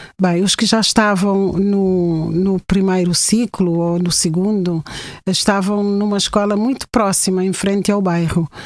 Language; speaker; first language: Portuguese; non-native, local second language; Kabuverdianu